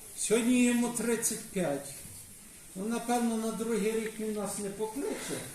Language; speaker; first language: Ukrainian; native; Ukrainian